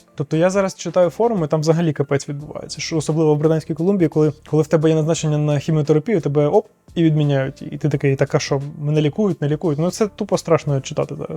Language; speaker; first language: Ukrainian; native; Ukrainian